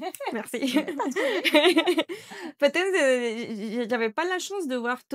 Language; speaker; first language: French; non-native, learner; Spanish